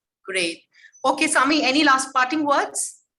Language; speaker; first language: English; non-native, local second language; Hindi